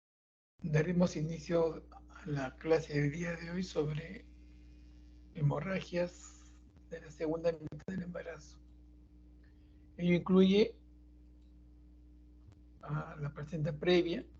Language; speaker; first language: Spanish; native; Spanish